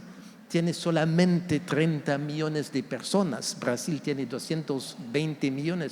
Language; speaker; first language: Spanish; non-native, fluent; French